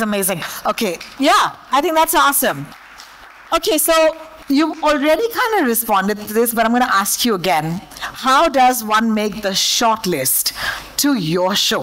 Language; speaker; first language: English; non-native, local second language; Hindi